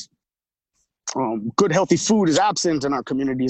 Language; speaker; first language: English; native; English